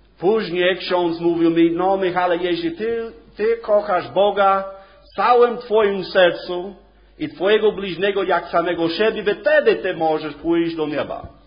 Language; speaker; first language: Polish; non-native, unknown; English